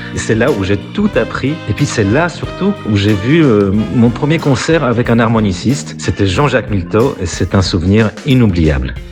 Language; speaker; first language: French; non-native, fluent; Polish